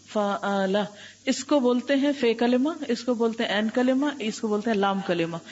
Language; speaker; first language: Urdu; native; Urdu